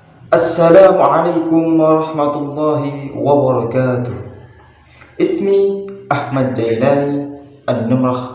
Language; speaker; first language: Arabic; non-native, learner; Indonesian